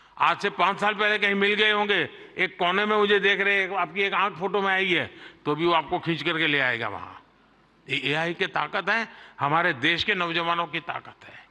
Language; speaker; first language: Hindi; non-native, local second language; Gujarati